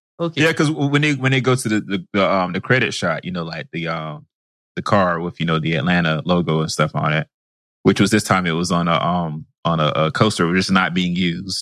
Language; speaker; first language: English; native; English